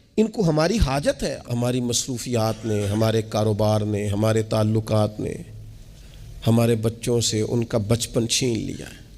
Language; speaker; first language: Urdu; non-native, local second language; Punjabi